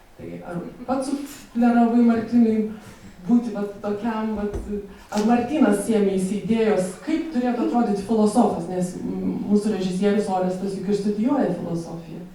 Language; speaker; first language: Lithuanian; native; Lithuanian